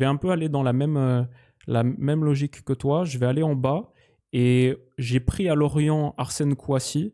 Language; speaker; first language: French; native; French